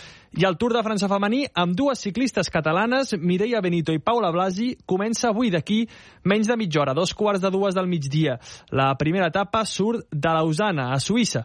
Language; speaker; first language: Catalan; native; Catalan